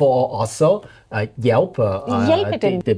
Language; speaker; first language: Danish; non-native, learner; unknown